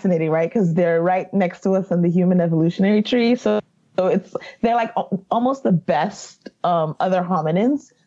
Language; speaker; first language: English; non-native, local second language; Yoruba